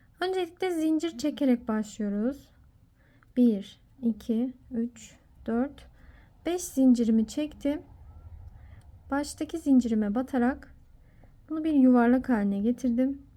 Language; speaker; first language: Turkish; native; Turkish